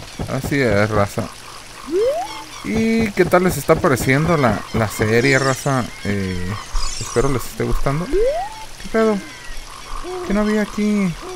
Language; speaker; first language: Spanish; native; Spanish